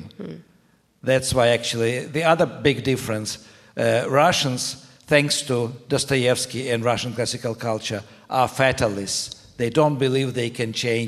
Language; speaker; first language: English; non-native, fluent; Ukrainian